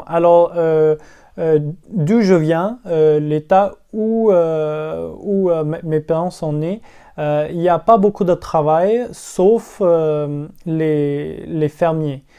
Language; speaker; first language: French; non-native, local second language; English